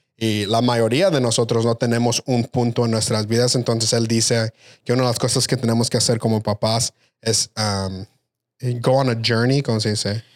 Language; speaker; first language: Spanish; early bilingual, heritage; Spanish